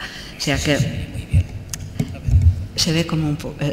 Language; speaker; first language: Spanish; non-native, fluent; Czech